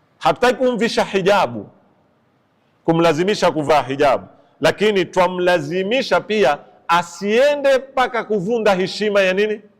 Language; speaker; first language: Swahili; native; Swahili